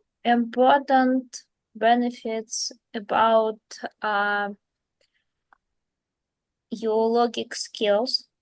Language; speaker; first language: English; non-native, learner; Russian